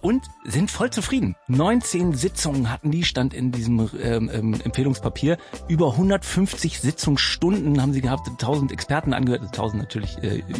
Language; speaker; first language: German; native; German